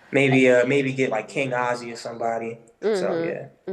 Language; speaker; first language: English; native; English